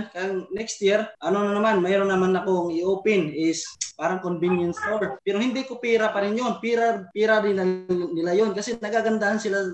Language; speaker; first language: Filipino; non-native, local second language; Cebuano